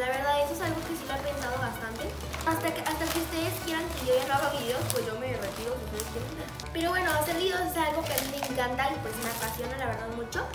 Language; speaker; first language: Spanish; native; Spanish